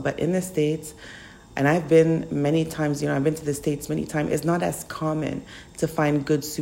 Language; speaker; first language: English; native; English